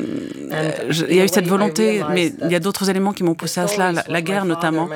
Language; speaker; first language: French; non-native, fluent; Ukrainian